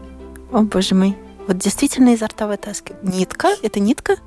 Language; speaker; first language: Russian; native; Russian